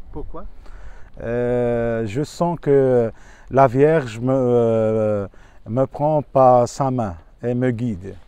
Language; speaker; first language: French; non-native, local second language; Arabic